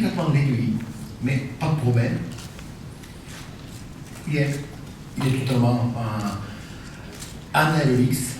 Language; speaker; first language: French; non-native, fluent; Japanese